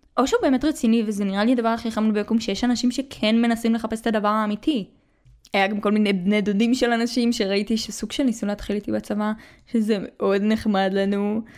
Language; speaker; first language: Hebrew; native; Hebrew